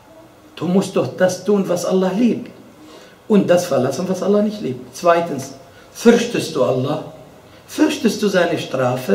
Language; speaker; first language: German; non-native, fluent; Arabic